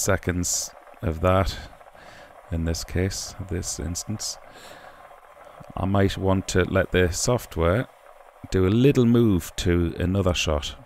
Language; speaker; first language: English; native; English